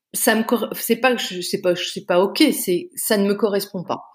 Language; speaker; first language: French; native; French